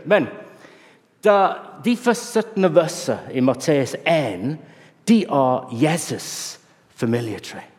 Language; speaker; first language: Norwegian; non-native, fluent; English